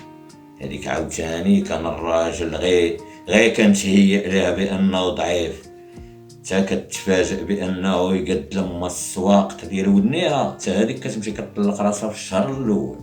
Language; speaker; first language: Arabic; native; Arabic